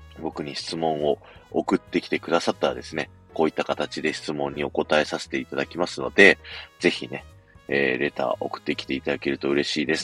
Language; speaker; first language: Japanese; native; Japanese